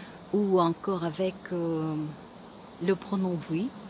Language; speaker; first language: French; non-native, fluent; Russian